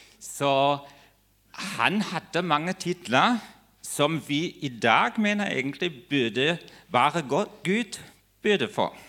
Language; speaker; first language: Norwegian; non-native, fluent; German